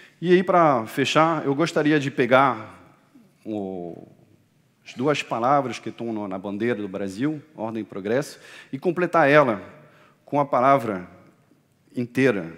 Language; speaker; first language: Portuguese; non-native, fluent; French